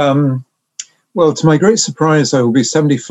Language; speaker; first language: English; native; English